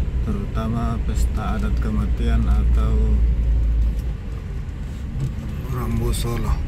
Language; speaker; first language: Indonesian; native; Indonesian